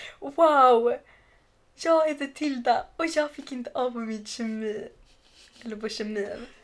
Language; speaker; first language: Swedish; native; Swedish